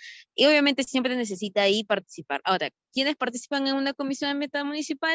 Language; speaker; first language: Spanish; native; Spanish